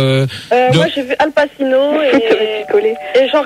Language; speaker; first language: French; native; French